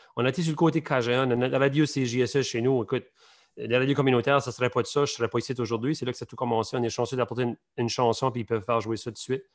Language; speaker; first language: French; native; French